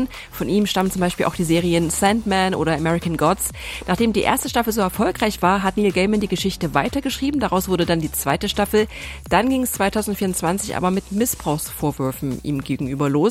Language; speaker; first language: German; native; German